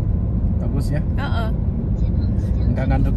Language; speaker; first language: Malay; non-native, learner; Chinese